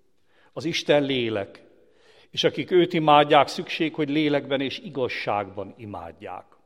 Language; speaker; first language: Hungarian; native; Hungarian